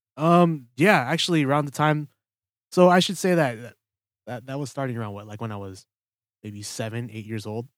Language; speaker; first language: English; early bilingual, other home language; Filipino